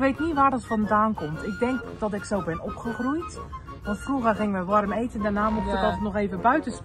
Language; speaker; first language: Dutch; native; Dutch